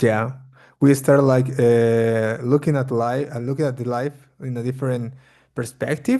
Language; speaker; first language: English; non-native, fluent; Spanish